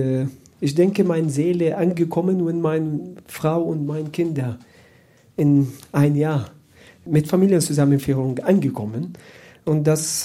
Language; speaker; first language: German; non-native, learner; Arabic